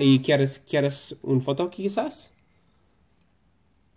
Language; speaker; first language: Spanish; non-native, learner; English